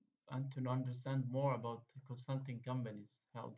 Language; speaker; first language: English; non-native, fluent; Arabic